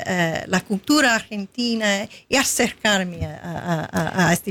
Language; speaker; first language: Spanish; non-native, fluent; English